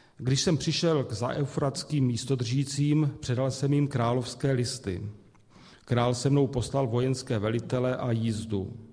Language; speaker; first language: Czech; native; Czech